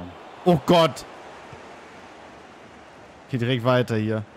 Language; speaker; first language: German; native; German